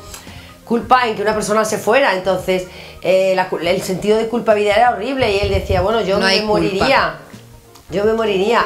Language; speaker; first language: Spanish; native; Spanish